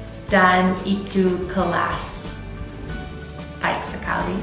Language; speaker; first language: Indonesian; non-native, learner; English